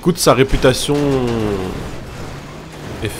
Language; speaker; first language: French; native; French